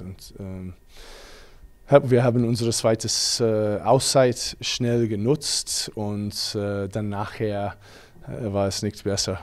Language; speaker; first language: German; non-native, fluent; English